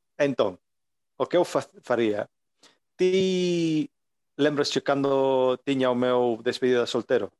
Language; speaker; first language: Galician; native; Galician